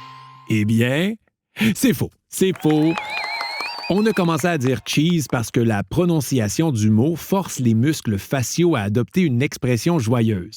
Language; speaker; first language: French; native; French